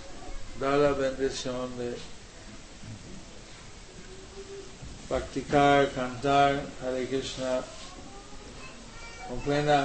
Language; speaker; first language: Spanish; non-native, learner; English